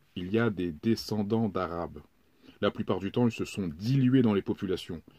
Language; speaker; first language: French; native; French